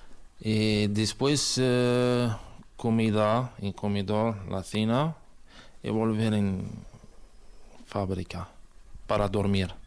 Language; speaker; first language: Spanish; non-native, learner; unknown